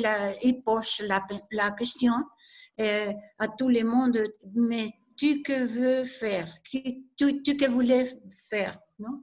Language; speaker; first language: French; non-native, learner; Spanish